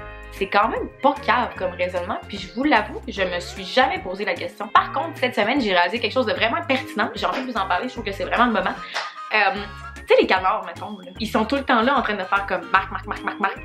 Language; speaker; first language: French; native; French